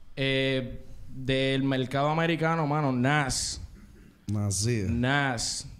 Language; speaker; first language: Spanish; native; Spanish